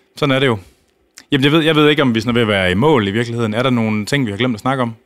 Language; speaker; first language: Danish; native; Danish